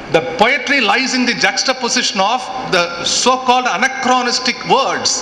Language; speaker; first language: English; non-native, local second language; Tamil